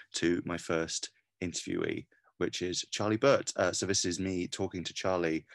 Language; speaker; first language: English; native; English